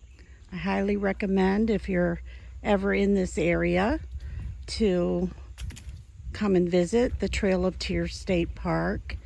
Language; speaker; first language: English; native; English